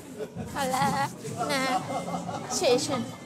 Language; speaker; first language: Chinese; non-native, fluent; Vietnamese